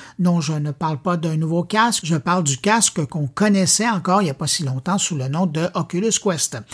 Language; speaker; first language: French; native; French